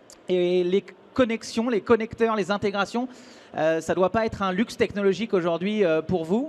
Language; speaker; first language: French; native; French